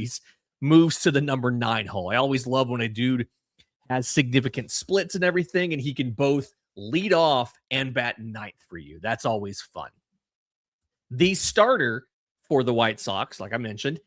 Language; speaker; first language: English; native; English